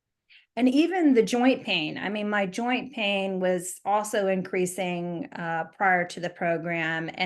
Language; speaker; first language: English; native; English